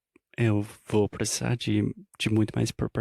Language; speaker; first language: Portuguese; non-native, fluent; English